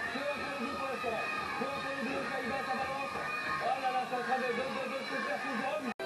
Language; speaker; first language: French; native; French